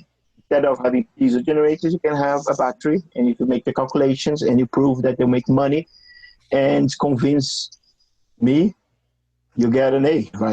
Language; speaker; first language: English; non-native, fluent; Portuguese